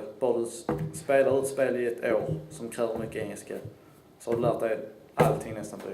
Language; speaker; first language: Swedish; native; Swedish